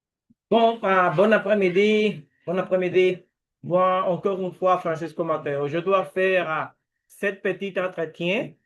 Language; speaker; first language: French; non-native, learner; Spanish